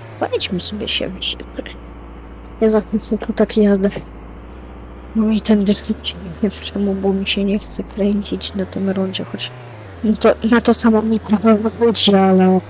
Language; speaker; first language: Polish; native; Polish